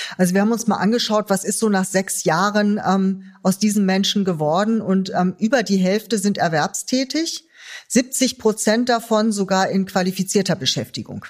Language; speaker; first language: German; native; German